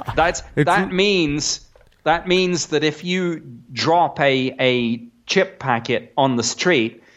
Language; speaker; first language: English; native; English